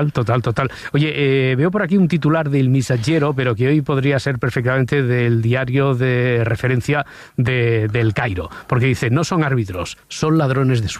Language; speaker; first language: Spanish; native; Spanish